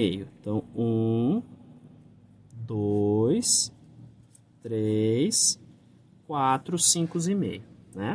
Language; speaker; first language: Portuguese; native; Portuguese